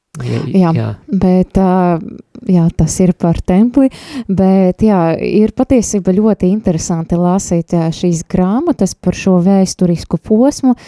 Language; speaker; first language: Latvian; non-native, local second language; Russian